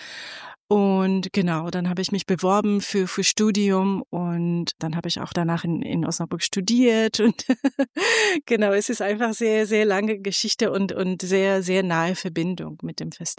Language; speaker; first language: German; non-native, fluent; Persian